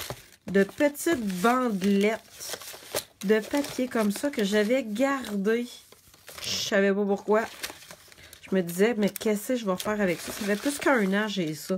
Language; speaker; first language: French; native; French